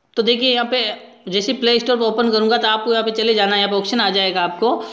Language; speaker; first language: Hindi; native; Hindi